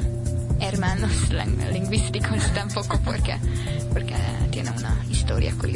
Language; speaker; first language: Spanish; non-native, learner; Hungarian